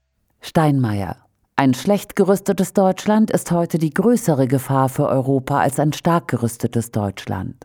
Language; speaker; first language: German; native; German